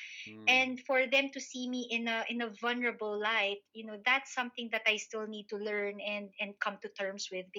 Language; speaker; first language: English; non-native, local second language; Filipino